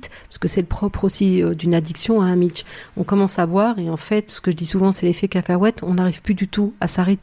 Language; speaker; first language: French; native; French